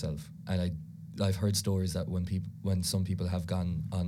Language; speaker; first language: English; non-native, local second language; Irish